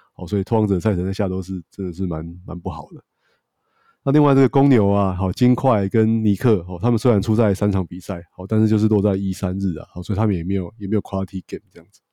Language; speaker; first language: Chinese; native; Chinese